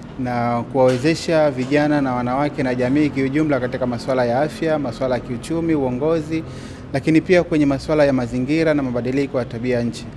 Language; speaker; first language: Swahili; native; Swahili